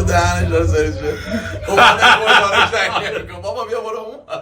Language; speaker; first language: Persian; native; Persian